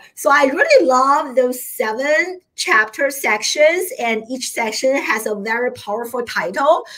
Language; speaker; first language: English; non-native, fluent; Chinese